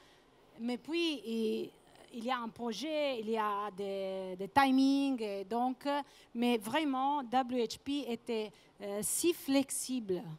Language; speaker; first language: French; non-native, fluent; Italian